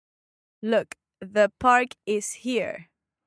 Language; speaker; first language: English; non-native, learner; Spanish